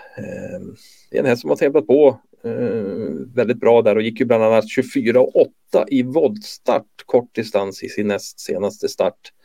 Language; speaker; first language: Swedish; native; Swedish